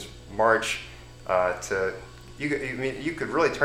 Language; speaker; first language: English; native; English